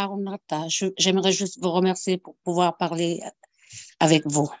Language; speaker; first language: French; non-native, local second language; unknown